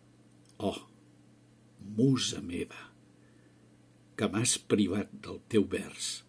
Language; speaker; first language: Catalan; native; Catalan